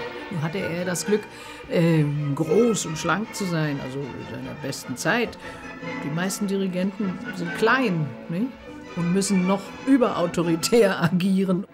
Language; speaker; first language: German; native; German